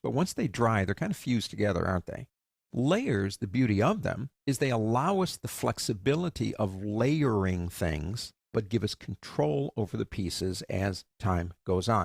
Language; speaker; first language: English; native; English